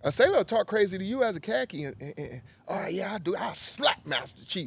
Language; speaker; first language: English; native; English